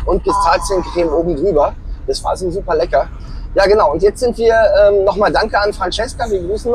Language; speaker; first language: German; native; German